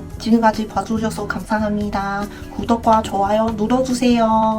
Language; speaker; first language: Korean; non-native, fluent; Chinese